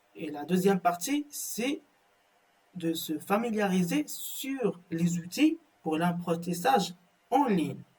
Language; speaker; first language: French; non-native, local second language; Arabic